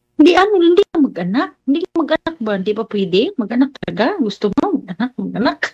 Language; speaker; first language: Filipino; non-native, local second language; Cebuano